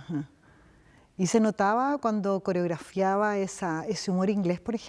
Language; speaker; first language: Spanish; native; Spanish